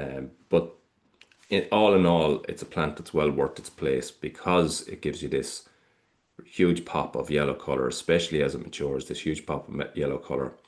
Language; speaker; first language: English; native; English